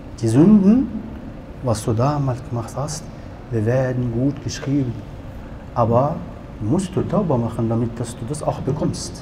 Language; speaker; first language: German; non-native, learner; Arabic